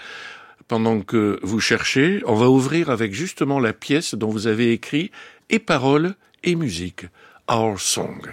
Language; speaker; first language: French; native; French